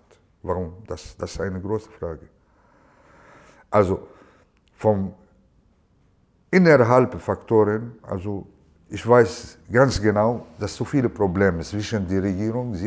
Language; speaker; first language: German; non-native, learner; Arabic